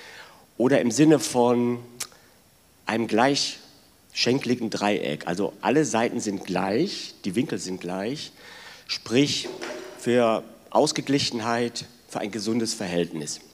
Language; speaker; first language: German; native; German